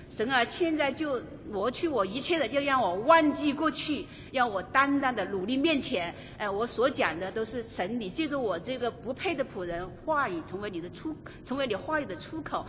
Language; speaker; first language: Chinese; native; Chinese